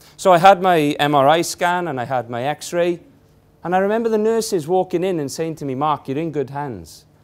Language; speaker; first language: English; native; English